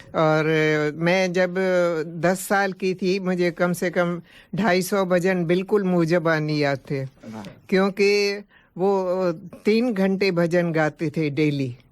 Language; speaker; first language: Hindi; non-native, local second language; Sindhi